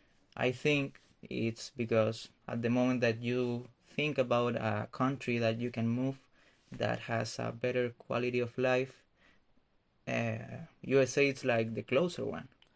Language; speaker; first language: English; non-native, fluent; Spanish